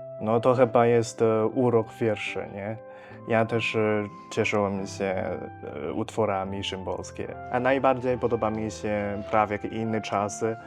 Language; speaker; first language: Polish; non-native, fluent; Chinese